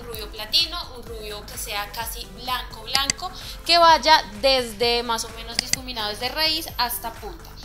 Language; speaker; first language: Spanish; native; Spanish